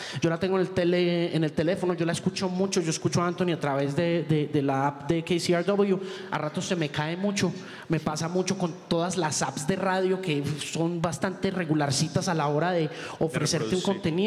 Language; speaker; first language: Spanish; native; Spanish